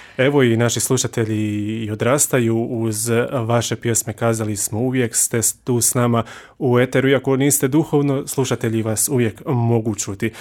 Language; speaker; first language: Croatian; native; Croatian